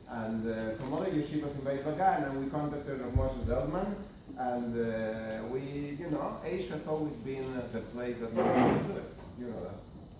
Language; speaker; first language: English; non-native, fluent; Spanish